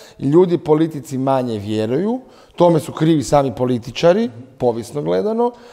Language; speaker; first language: Croatian; native; Croatian